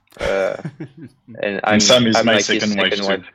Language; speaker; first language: English; non-native, fluent; French